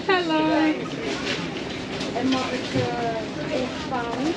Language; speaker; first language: Dutch; non-native, learner; Japanese